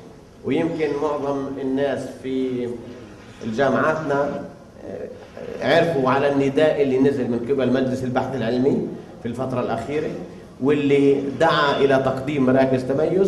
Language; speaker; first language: Arabic; native; Arabic